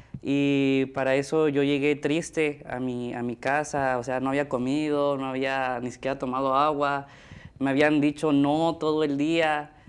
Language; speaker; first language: Spanish; native; Spanish